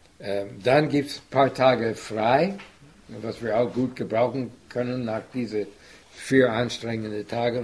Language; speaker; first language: German; non-native, fluent; English